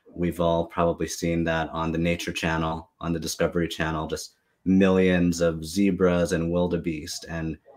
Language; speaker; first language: English; native; English